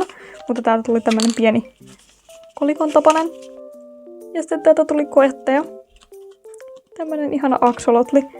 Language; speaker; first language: Finnish; native; Finnish